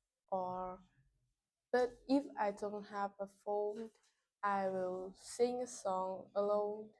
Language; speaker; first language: English; non-native, learner; Vietnamese